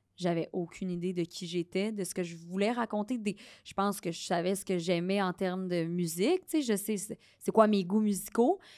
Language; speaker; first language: French; native; French